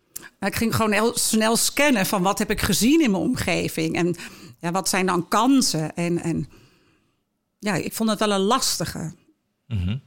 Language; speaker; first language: Dutch; native; Dutch